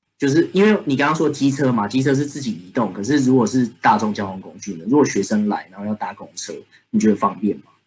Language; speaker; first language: Chinese; native; Chinese